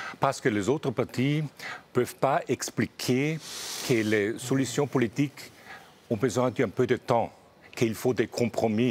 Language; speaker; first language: French; non-native, fluent; German